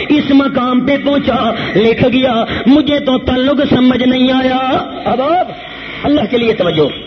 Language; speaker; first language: Urdu; non-native, local second language; Punjabi